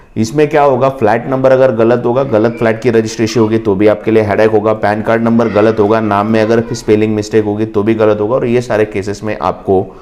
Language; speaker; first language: Hindi; non-native, local second language; Marathi